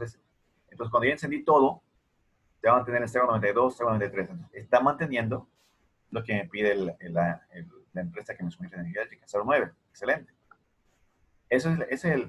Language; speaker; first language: Spanish; native; Spanish